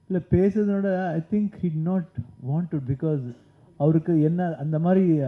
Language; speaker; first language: Tamil; non-native, local second language; Kannada